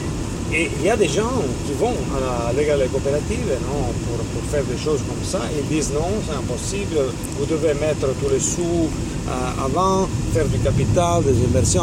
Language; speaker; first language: French; non-native, fluent; Italian